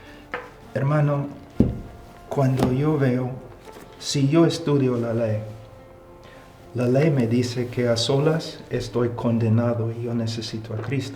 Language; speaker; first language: Spanish; non-native, fluent; English